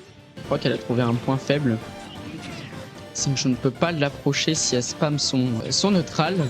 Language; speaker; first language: French; native; French